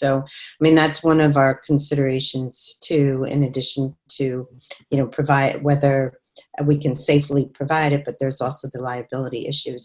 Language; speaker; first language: English; native; English